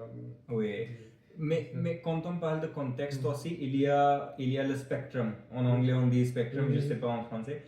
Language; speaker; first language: French; non-native, fluent; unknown